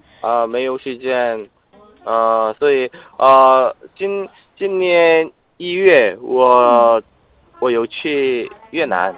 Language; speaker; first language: Chinese; non-native, learner; Korean